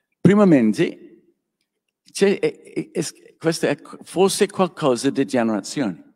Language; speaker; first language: Italian; non-native, learner; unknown